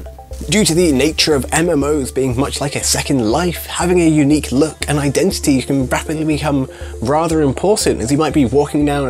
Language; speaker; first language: English; native; English